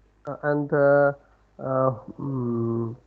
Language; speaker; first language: English; non-native, learner; Bangla